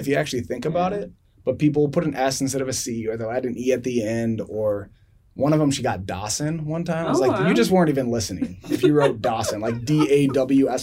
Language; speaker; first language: English; native; English